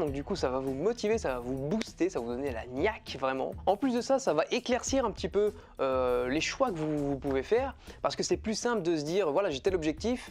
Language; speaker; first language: French; native; French